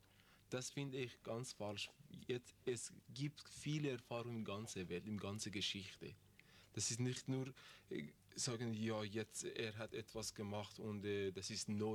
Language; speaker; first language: German; non-native, learner; Persian